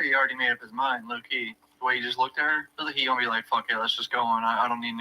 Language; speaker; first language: English; native; English